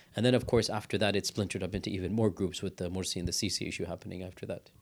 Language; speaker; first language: English; native; English